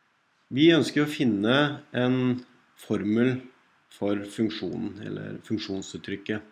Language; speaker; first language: Norwegian; native; Norwegian